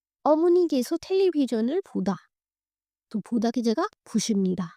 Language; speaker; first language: Korean; non-native, fluent; Hindi